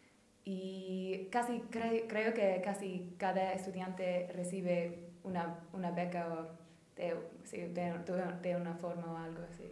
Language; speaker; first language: Spanish; non-native, fluent; English